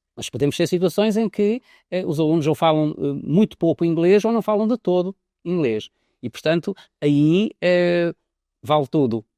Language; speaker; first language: Portuguese; native; Portuguese